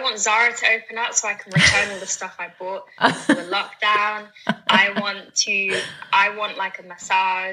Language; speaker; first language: English; native; English